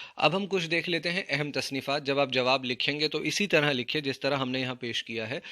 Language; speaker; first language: Urdu; native; Urdu